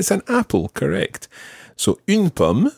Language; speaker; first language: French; non-native, fluent; English